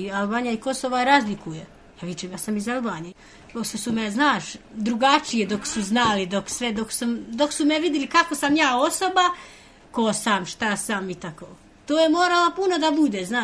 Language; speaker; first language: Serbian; non-native, fluent; Albanian